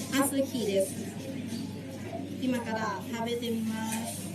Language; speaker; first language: Japanese; non-native, learner; Thai